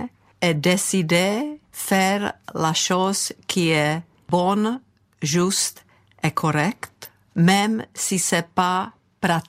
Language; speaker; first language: French; non-native, fluent; Czech